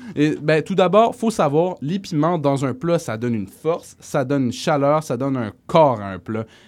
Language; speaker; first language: French; native; French